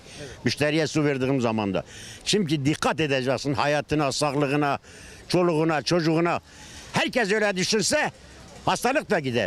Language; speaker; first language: Turkish; native; Turkish